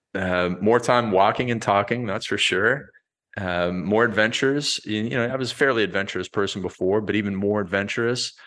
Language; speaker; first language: English; native; English